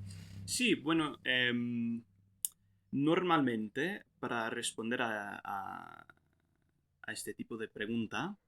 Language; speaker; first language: Spanish; non-native, fluent; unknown